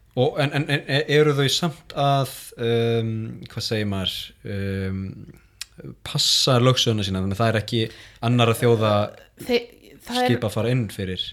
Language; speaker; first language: Icelandic; native; Icelandic